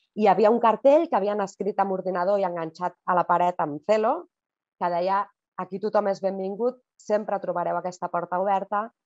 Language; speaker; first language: Catalan; native; Catalan